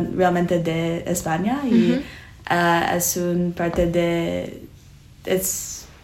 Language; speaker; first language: Spanish; non-native, learner; English